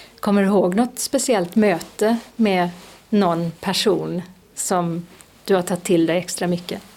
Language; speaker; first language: Swedish; native; Swedish